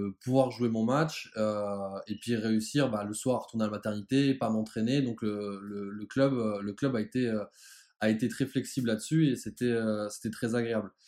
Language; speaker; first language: French; native; French